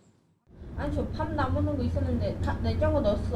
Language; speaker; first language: Korean; non-native, learner; Khmer